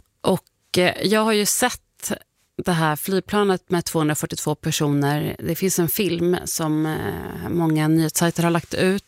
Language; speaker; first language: Swedish; native; Swedish